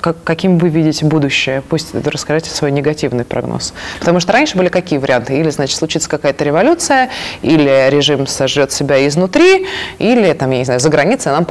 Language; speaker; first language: Russian; native; Russian